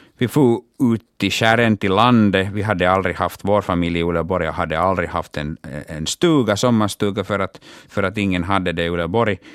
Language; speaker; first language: Swedish; non-native, local second language; Finnish